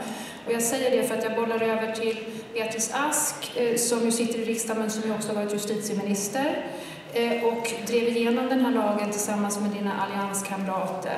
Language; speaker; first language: Swedish; native; Swedish